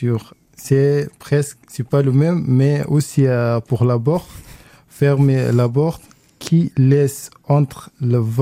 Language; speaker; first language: French; non-native, learner; Arabic